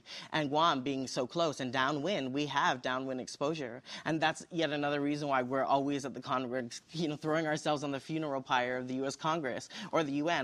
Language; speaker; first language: English; native; English